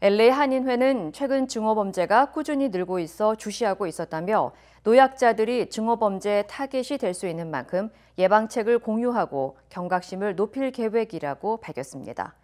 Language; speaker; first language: Korean; native; Korean